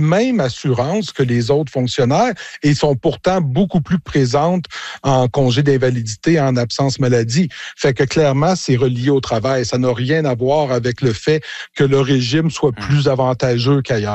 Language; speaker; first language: French; native; French